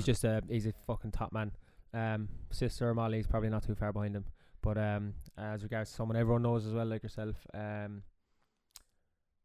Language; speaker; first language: English; native; English